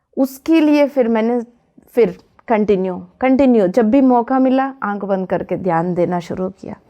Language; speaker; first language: Hindi; non-native, local second language; Telugu